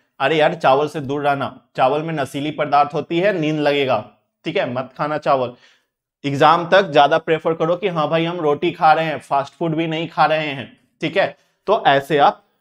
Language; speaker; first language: Hindi; native; Hindi